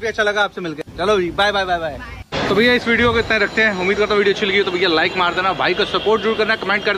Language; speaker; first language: Hindi; native; Hindi